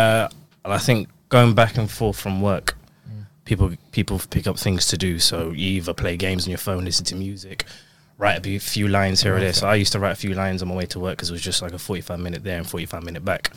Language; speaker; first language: English; native; English